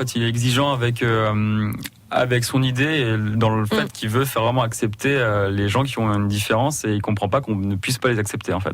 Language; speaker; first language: French; native; French